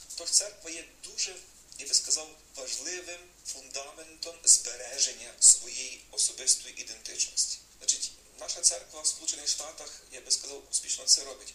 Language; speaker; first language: Ukrainian; native; Ukrainian